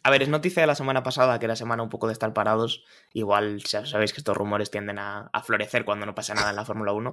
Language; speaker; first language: Spanish; native; Spanish